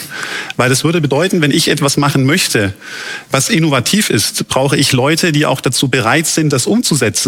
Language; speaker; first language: German; native; German